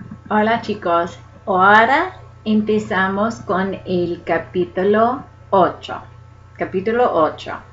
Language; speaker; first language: Spanish; non-native, fluent; English